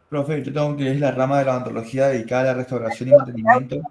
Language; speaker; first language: Spanish; native; Spanish